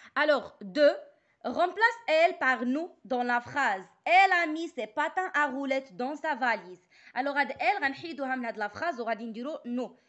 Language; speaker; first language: French; non-native, local second language; Arabic